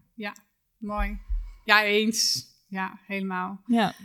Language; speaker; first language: Dutch; native; Dutch